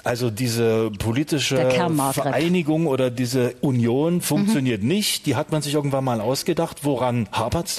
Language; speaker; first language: German; native; German